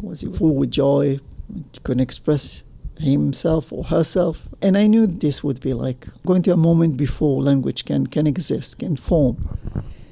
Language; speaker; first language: English; non-native, fluent; Hebrew